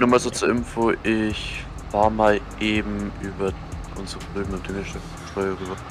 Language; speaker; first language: German; native; German